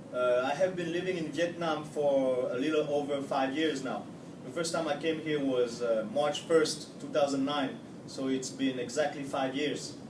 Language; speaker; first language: English; non-native, fluent; French